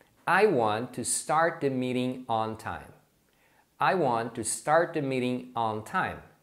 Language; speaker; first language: English; non-native, fluent; Portuguese